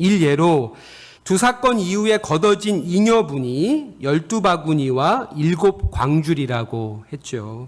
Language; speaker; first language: Korean; native; Korean